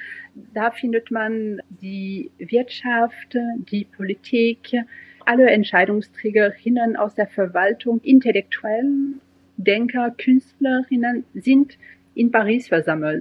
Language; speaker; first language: German; non-native, fluent; French